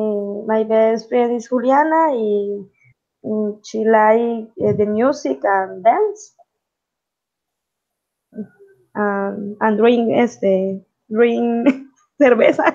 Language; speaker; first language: English; non-native, learner; Spanish